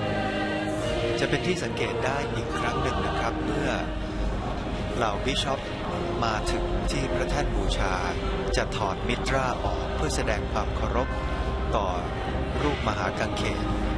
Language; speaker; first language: Thai; native; Thai